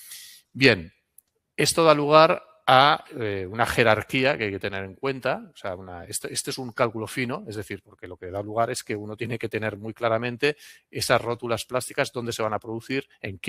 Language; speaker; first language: Spanish; non-native, local second language; Catalan